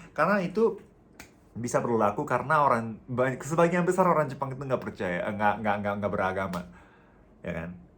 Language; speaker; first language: Indonesian; non-native, fluent; Japanese